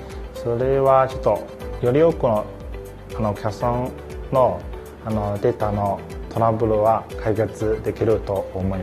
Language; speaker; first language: Japanese; non-native, fluent; Chinese